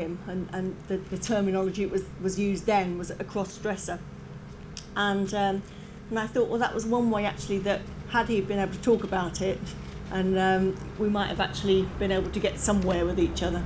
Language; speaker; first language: English; native; English